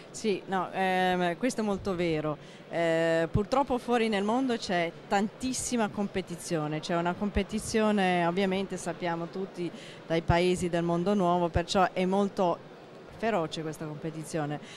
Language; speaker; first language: Italian; non-native, fluent; English